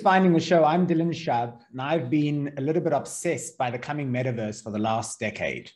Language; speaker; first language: English; native; English